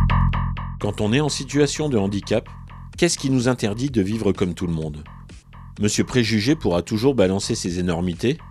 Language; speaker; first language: French; native; French